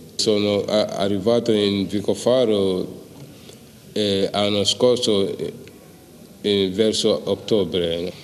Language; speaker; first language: Italian; non-native, learner; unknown